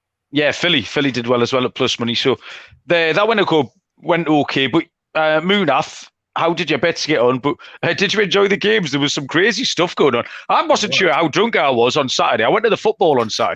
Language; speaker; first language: English; native; English